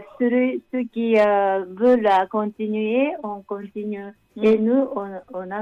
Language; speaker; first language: French; non-native, learner; Japanese